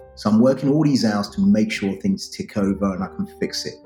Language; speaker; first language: English; native; English